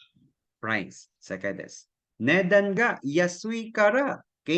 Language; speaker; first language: Japanese; non-native, fluent; Cebuano